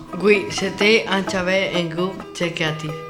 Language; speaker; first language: French; non-native, learner; Spanish